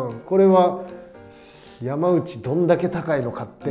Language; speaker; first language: Japanese; native; Japanese